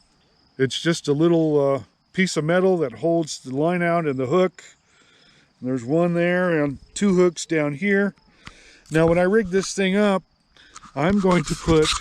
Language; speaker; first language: English; native; English